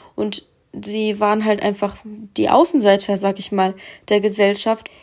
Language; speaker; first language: German; early bilingual, other home language; Russian